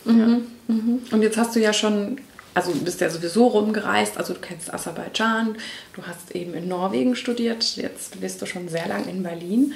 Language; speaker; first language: German; native; German